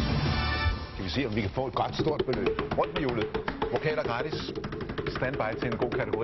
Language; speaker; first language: Danish; native; Danish